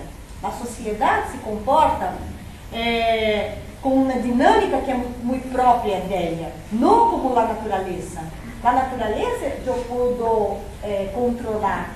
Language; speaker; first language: Spanish; non-native, fluent; Portuguese